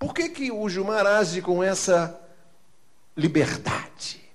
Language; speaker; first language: Portuguese; native; Portuguese